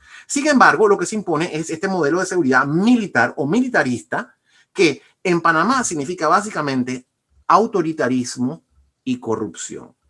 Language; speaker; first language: Spanish; native; Spanish